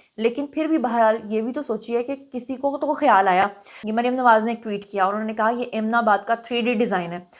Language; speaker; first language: Urdu; non-native, local second language; Punjabi